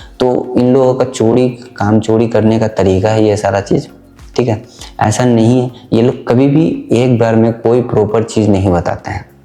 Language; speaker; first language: Hindi; native; Hindi